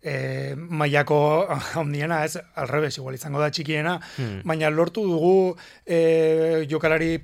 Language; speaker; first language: Basque; non-native, local second language; Spanish